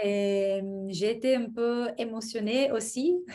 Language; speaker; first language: French; non-native, fluent; Portuguese